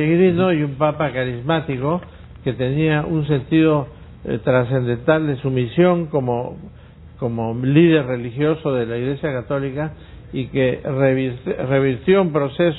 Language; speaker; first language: Spanish; native; Spanish